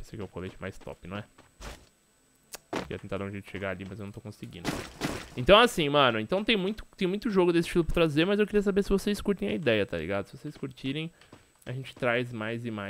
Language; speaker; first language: Portuguese; native; Portuguese